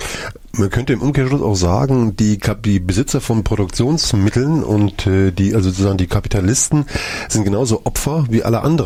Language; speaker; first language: German; native; German